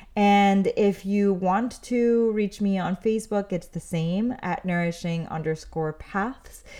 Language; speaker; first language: English; early bilingual, other home language; Spanish